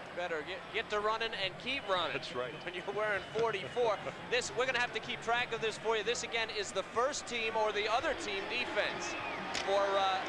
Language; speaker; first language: English; native; English